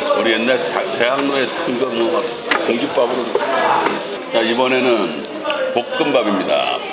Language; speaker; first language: Korean; native; Korean